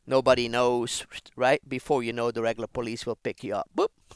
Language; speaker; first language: English; non-native, fluent; Dutch